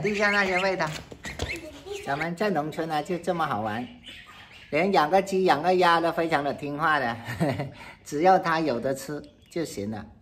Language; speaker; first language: Cantonese; native; Cantonese